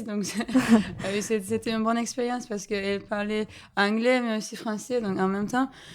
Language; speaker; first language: French; non-native, fluent; Turkish